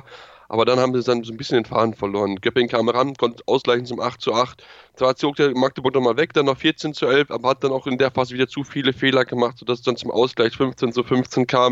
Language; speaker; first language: German; native; German